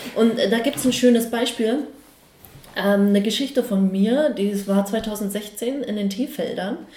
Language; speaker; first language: German; early bilingual, other home language; Chinese